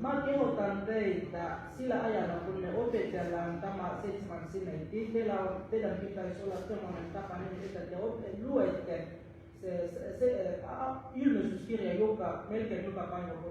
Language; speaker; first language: Finnish; non-native, fluent; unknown